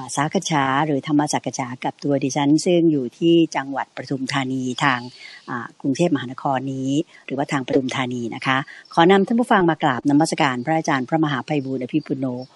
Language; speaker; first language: Thai; native; Thai